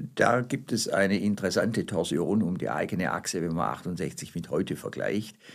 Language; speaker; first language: German; native; German